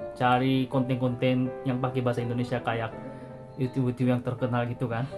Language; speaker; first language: Indonesian; non-native, fluent; Korean